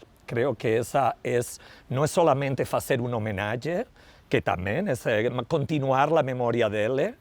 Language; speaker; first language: Portuguese; non-native, learner; Spanish